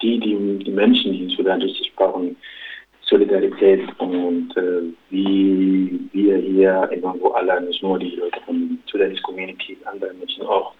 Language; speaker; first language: German; non-native, local second language; Arabic